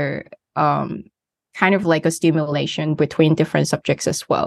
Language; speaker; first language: English; non-native, local second language; Cantonese